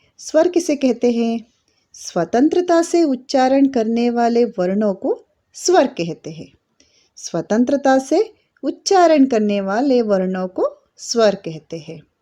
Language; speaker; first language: Hindi; non-native, local second language; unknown